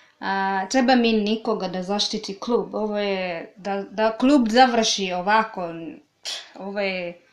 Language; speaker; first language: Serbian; non-native, learner; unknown